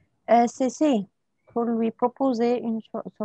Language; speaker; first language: French; non-native, learner; Arabic